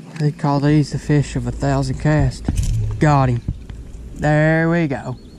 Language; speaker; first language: English; native; English